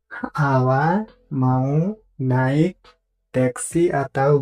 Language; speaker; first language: Indonesian; non-native, fluent; Nepali